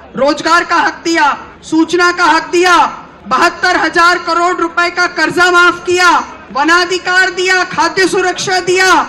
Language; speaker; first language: Hindi; native; Hindi